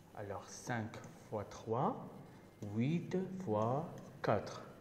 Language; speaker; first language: French; non-native, local second language; Arabic